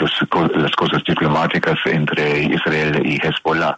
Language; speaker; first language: Spanish; non-native, learner; English